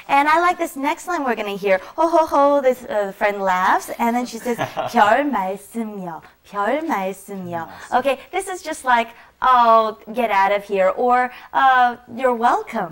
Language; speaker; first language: English; native; English